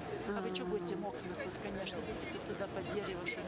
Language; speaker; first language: Russian; native; Russian